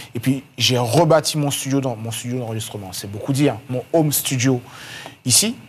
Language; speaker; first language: French; native; French